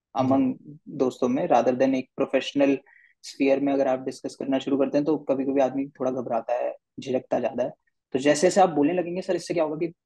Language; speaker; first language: Hindi; native; Hindi